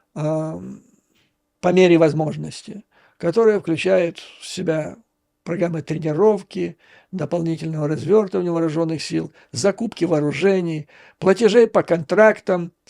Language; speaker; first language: Russian; native; Russian